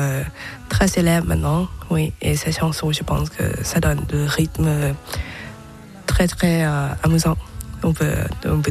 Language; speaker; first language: French; non-native, learner; Thai